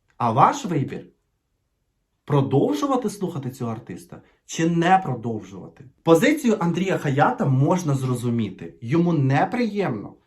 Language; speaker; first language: Ukrainian; native; Ukrainian